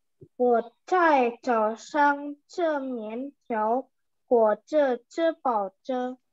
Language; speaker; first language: Chinese; non-native, learner; Indonesian